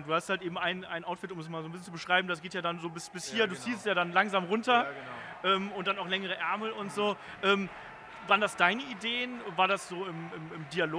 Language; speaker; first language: German; native; German